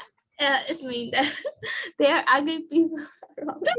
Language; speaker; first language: English; non-native, learner; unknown